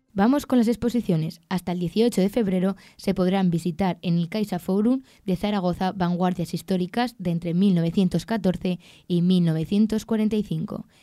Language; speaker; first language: Spanish; native; Spanish